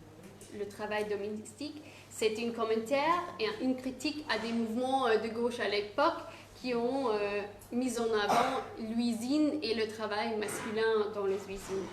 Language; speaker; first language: French; non-native, fluent; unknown